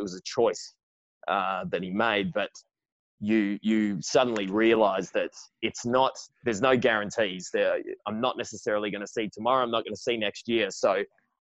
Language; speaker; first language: English; native; English